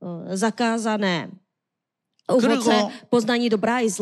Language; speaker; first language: Czech; non-native, learner; Korean